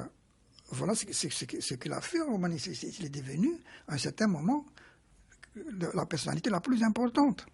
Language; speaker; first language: French; non-native, fluent; Romanian